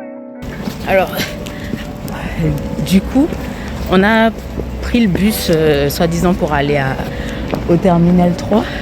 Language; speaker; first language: French; native; French